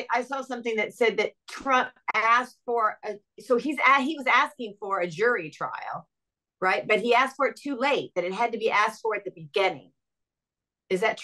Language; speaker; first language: English; native; English